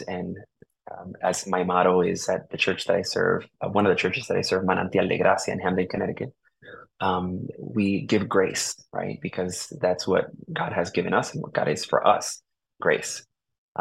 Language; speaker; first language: English; early bilingual, other home language; Spanish